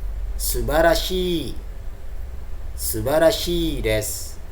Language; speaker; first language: Japanese; non-native, fluent; Indonesian